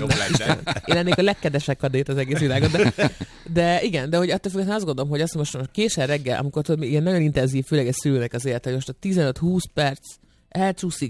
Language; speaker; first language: Hungarian; native; Hungarian